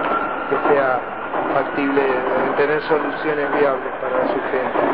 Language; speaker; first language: Spanish; native; Spanish